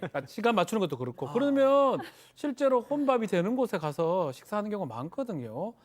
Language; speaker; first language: Korean; native; Korean